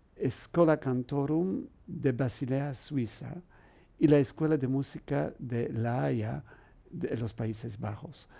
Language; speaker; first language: Spanish; non-native, fluent; Polish